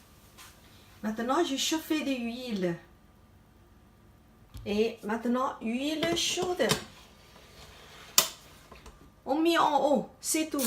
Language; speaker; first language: French; non-native, learner; Chinese